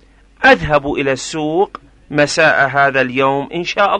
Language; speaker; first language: Arabic; non-native, fluent; Persian